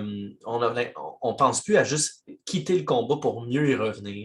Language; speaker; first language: French; native; French